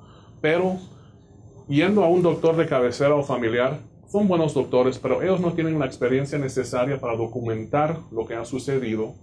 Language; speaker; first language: Spanish; native; Spanish